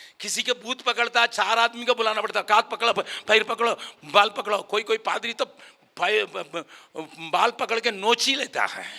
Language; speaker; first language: Hindi; non-native, local second language; Tamil